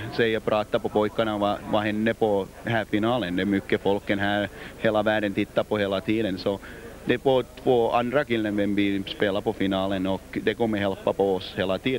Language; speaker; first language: Swedish; non-native, learner; Finnish